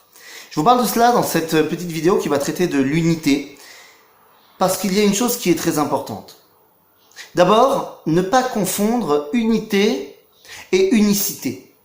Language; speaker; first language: French; native; French